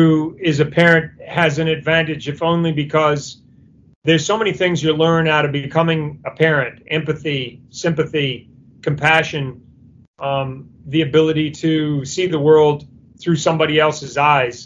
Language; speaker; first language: English; native; English